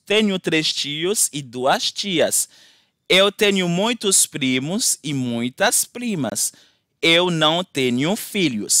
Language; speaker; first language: Portuguese; non-native, fluent; Haitian Creole